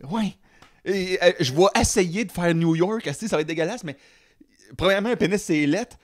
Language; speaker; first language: French; native; French